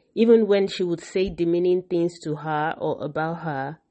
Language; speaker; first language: English; non-native, local second language; Yoruba